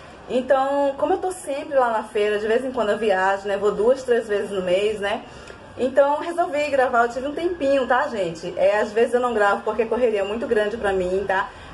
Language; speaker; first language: Portuguese; native; Portuguese